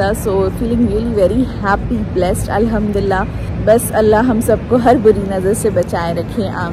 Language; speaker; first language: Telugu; non-native, local second language; Urdu